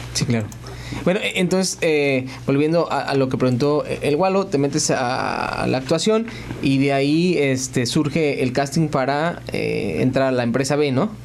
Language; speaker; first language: Spanish; native; Spanish